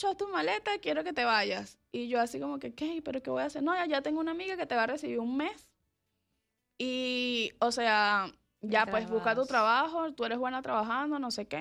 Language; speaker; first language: Spanish; native; Spanish